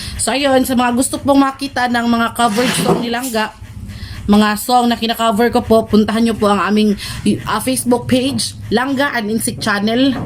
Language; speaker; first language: Filipino; non-native, local second language; Cebuano